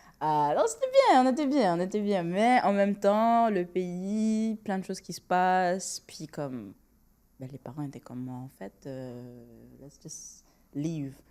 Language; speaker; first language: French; non-native, local second language; Rundi